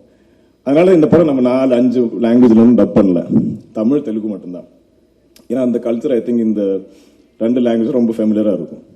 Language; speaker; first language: Tamil; non-native, local second language; Malayalam